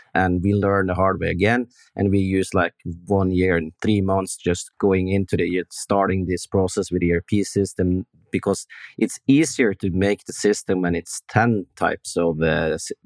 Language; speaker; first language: English; non-native, fluent; Norwegian